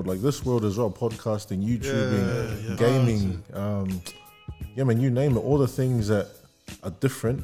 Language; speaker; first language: English; native; English